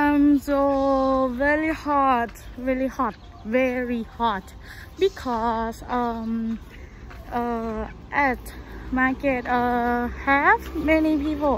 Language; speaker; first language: English; non-native, learner; Thai